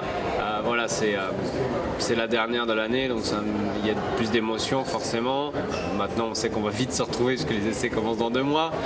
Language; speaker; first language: French; native; French